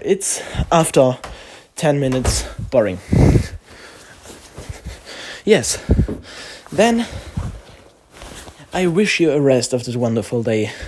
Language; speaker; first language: English; non-native, learner; German